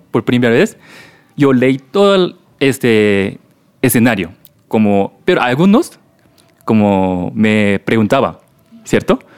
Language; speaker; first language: Spanish; non-native, learner; Korean